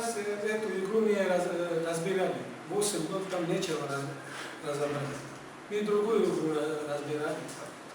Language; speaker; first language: Russian; non-native, fluent; Georgian